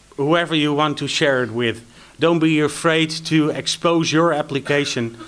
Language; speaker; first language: English; non-native, fluent; Dutch